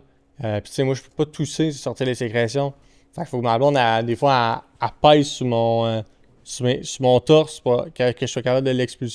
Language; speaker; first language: French; native; French